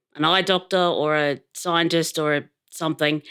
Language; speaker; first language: English; native; English